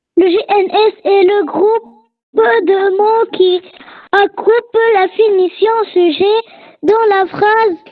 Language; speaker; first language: French; non-native, learner; Arabic